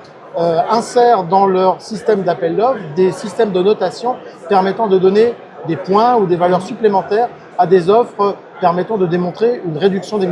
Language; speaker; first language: French; native; French